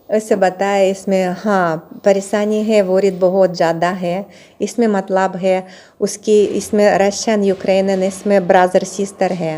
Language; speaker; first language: Hindi; non-native, learner; Russian